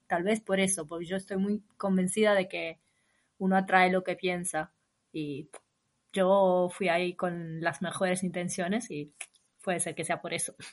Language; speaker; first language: Spanish; non-native, fluent; Italian